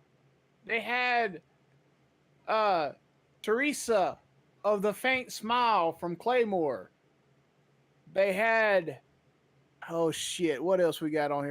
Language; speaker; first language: English; native; English